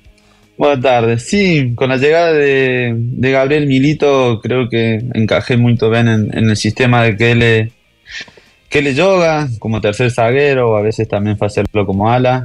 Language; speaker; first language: Portuguese; non-native, learner; Spanish